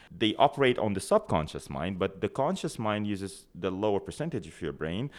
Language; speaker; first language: English; non-native, fluent; Arabic